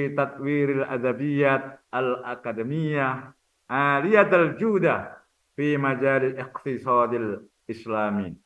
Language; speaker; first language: Arabic; non-native, fluent; Indonesian